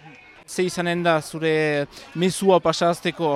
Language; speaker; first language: Basque; native; Basque